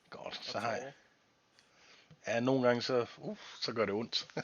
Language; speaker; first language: Danish; native; Danish